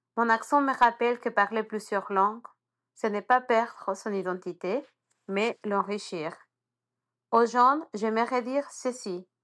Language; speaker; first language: French; non-native, fluent; Spanish